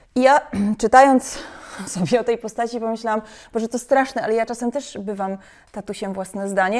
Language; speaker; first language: Polish; native; Polish